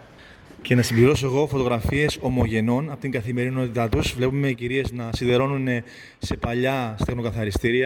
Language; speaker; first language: Greek; native; Greek